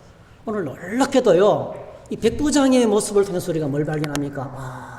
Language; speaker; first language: Korean; native; Korean